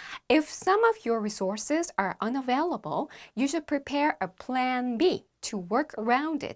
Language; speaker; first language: English; non-native, fluent; Korean